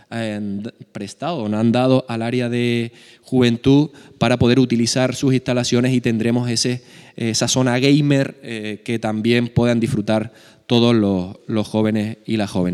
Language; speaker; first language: Spanish; native; Spanish